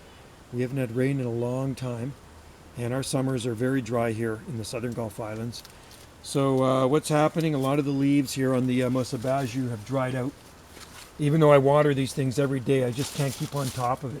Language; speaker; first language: English; native; English